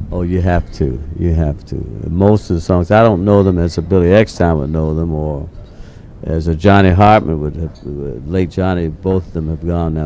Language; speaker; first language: English; native; English